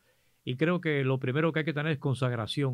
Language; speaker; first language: Spanish; native; Spanish